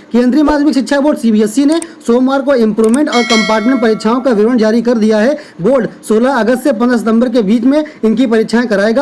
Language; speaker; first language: Hindi; native; Hindi